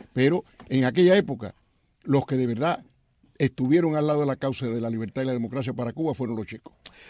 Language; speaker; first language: Spanish; native; Spanish